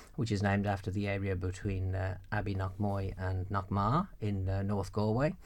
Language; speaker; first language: English; native; English